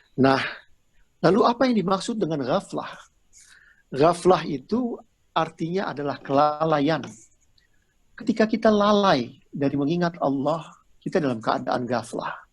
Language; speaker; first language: Indonesian; native; Indonesian